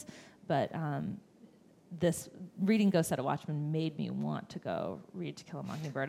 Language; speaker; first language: English; native; English